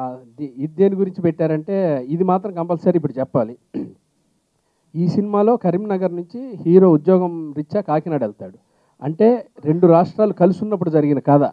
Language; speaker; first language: Telugu; native; Telugu